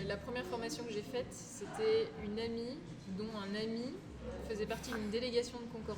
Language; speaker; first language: French; native; French